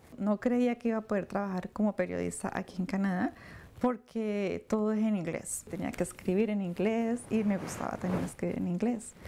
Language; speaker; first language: Spanish; native; Spanish